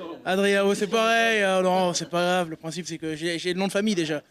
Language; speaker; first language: French; native; French